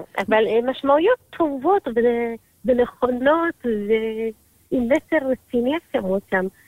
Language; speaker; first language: Hebrew; early bilingual, other home language; Amharic